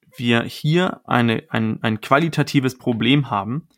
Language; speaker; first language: German; non-native, fluent; Danish